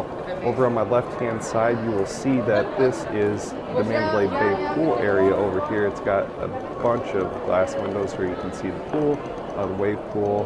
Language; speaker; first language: English; native; English